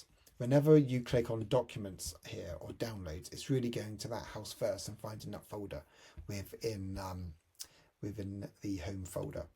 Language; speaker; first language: English; native; English